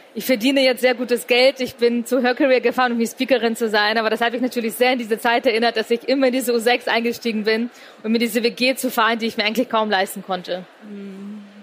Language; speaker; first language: German; native; German